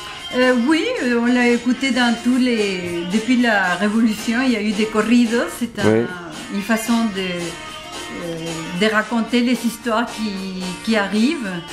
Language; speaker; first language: French; non-native, fluent; Spanish